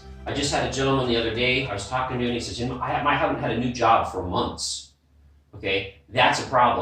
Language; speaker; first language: English; native; English